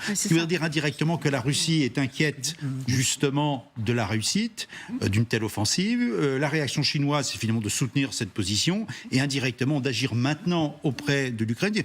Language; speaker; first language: French; native; French